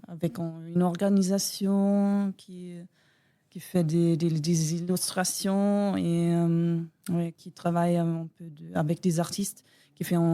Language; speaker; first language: French; non-native, learner; German